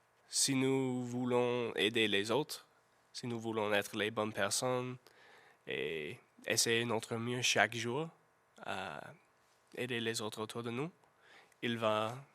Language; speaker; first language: French; non-native, learner; English